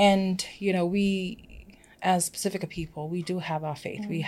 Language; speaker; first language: English; non-native, fluent; Samoan